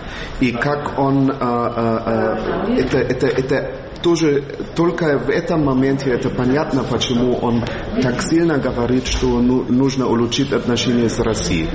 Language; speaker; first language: Russian; non-native, fluent; German